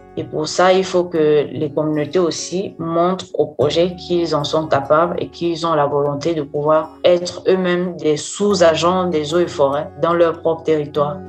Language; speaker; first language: French; non-native, local second language; Fang